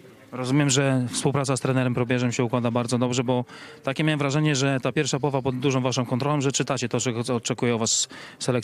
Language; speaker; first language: Polish; native; Polish